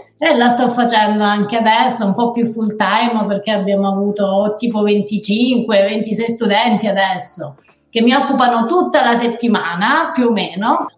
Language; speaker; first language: Italian; native; Italian